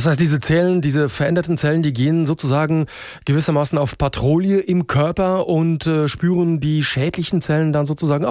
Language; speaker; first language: German; native; German